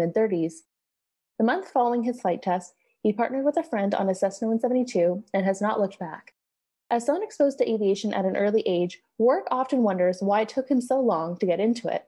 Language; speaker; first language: English; native; English